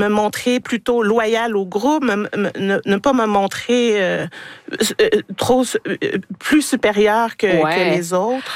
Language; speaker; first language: French; native; French